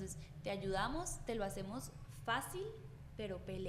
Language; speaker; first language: Spanish; native; Spanish